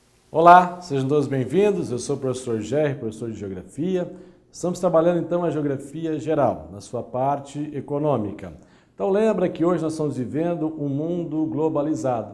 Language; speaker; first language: Portuguese; native; Portuguese